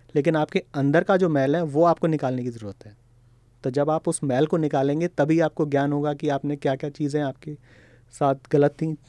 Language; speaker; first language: Hindi; native; Hindi